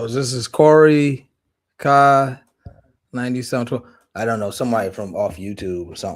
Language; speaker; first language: English; native; English